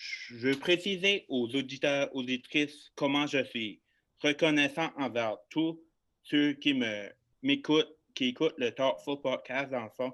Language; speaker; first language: French; native; French